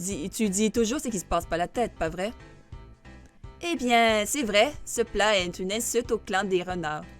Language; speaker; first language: French; native; French